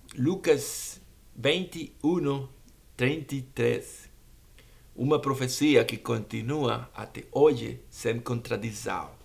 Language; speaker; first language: Portuguese; non-native, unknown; Spanish